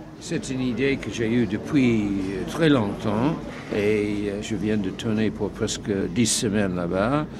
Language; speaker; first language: French; non-native, fluent; English